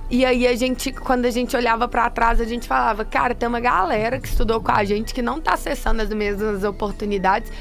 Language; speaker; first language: Portuguese; native; Portuguese